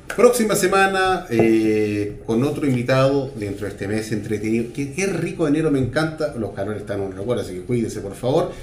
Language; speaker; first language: Spanish; native; Spanish